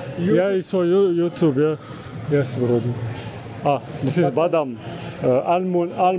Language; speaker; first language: English; non-native, learner; French